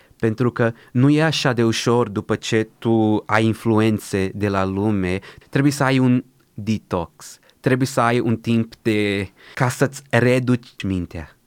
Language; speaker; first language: Romanian; early bilingual, other home language; Portuguese